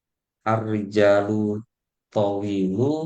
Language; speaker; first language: Arabic; non-native, learner; Indonesian